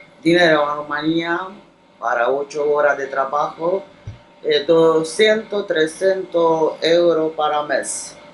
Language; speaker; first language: Spanish; non-native, learner; Romanian